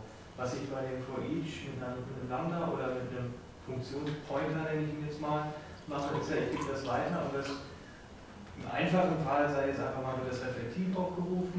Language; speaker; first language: German; native; German